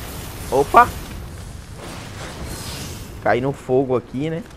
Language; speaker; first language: Portuguese; native; Portuguese